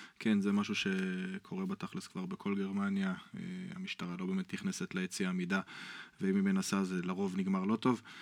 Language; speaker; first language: Hebrew; native; Hebrew